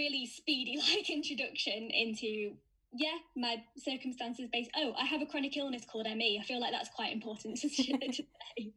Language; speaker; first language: English; native; English